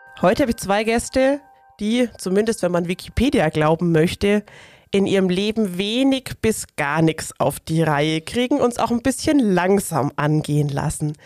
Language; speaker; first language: German; native; German